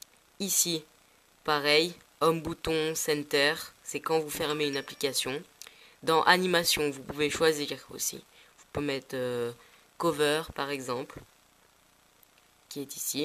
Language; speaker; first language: French; native; French